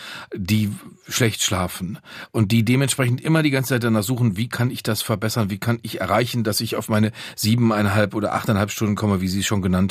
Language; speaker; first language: German; native; German